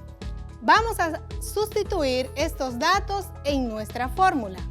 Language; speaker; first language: Spanish; native; Spanish